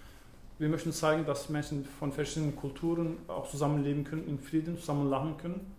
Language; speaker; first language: German; early bilingual, other home language; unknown